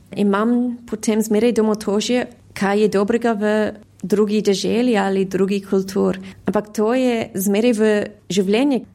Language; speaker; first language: Slovenian; early bilingual, heritage; Slovenian